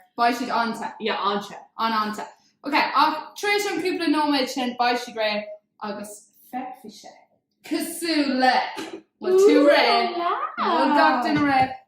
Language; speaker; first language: Irish; non-native, local second language; English